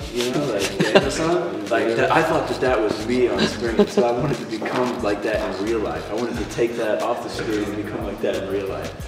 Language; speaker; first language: English; native; English